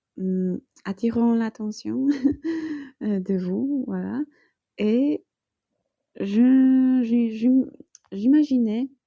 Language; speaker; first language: French; non-native, fluent; Polish